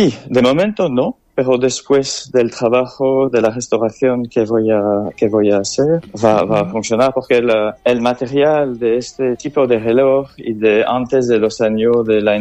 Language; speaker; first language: Spanish; non-native, fluent; French